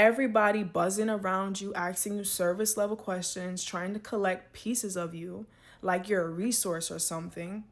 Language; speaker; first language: English; native; English